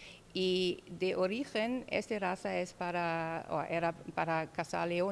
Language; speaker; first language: Spanish; non-native, learner; German